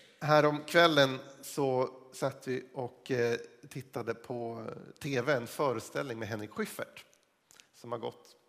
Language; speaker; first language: Swedish; native; Swedish